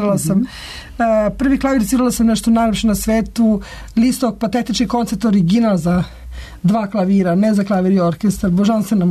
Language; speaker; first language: Serbian; native; Serbian